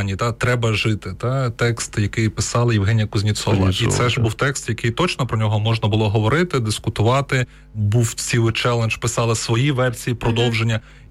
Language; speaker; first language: Ukrainian; non-native, local second language; Russian